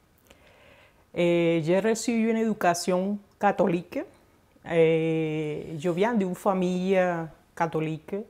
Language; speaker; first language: French; non-native, fluent; Spanish